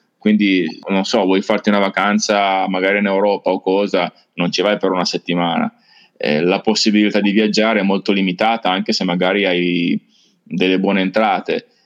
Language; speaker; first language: Italian; native; Italian